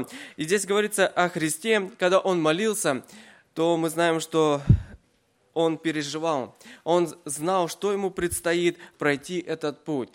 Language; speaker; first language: Russian; native; Russian